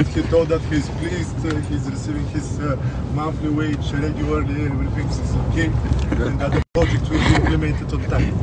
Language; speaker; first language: English; non-native, fluent; Bulgarian